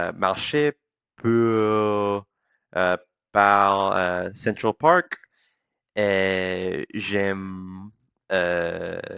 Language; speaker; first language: French; non-native, learner; English